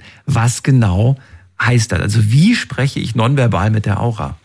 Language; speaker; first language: German; native; German